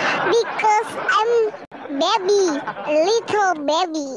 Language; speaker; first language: English; non-native, learner; Indonesian